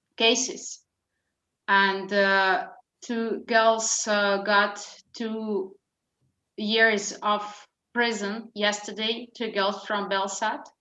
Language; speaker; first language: English; non-native, fluent; Russian